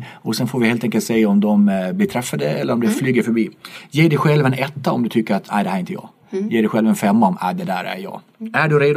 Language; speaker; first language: Swedish; native; Swedish